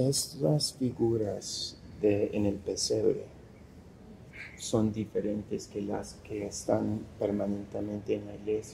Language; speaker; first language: Spanish; non-native, fluent; English